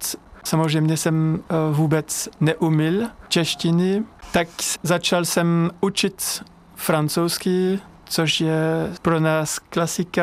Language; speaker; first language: Czech; non-native, fluent; French